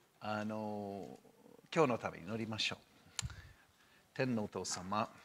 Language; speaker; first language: Japanese; non-native, fluent; English